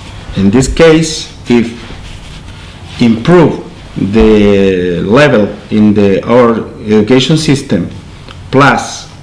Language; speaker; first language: English; non-native, learner; Spanish